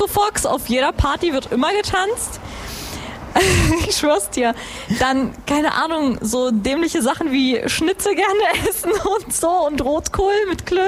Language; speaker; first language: German; early bilingual, other home language; Greek